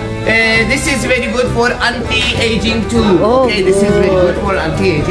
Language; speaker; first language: English; non-native, learner; Turkish